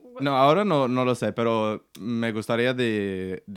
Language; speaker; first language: Spanish; non-native, learner; Portuguese